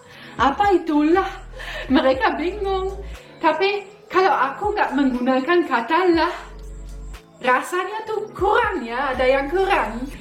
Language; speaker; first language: Indonesian; non-native, fluent; German